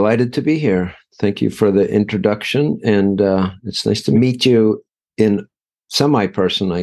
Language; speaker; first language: English; native; English